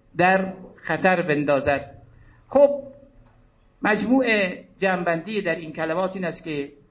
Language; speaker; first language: Persian; native; Persian